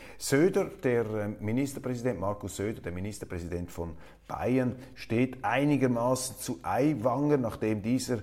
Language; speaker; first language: German; native; German